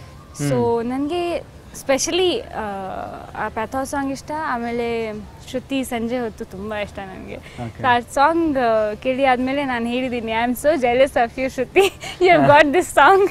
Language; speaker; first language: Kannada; non-native, learner; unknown